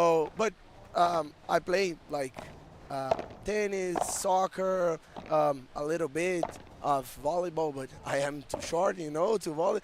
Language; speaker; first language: English; non-native, fluent; Portuguese